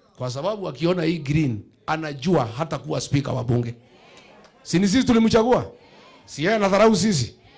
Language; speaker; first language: Swahili; non-native, local second language; Kikuyu